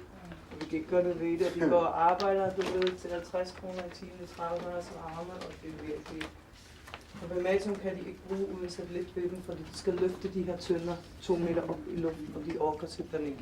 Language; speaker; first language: Danish; native; Danish